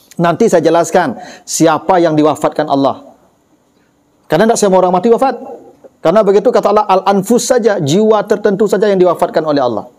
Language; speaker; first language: Malay; non-native, local second language; Minangkabau